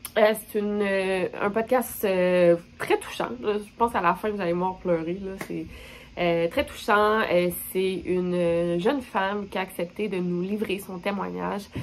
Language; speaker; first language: French; native; French